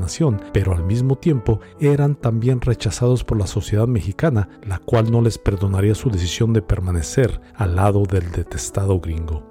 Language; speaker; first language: Spanish; native; Spanish